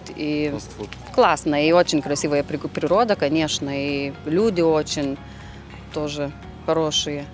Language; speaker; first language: Russian; non-native, fluent; Lithuanian